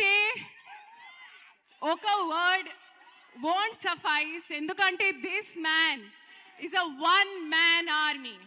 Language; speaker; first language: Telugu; non-native, learner; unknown